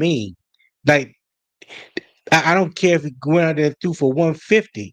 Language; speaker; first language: English; native; English